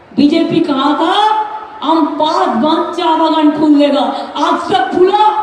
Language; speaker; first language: Hindi; non-native, local second language; Bangla